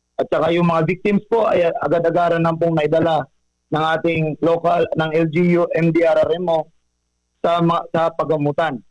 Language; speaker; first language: Filipino; native; Filipino